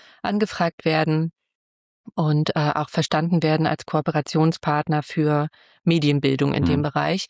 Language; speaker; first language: German; native; German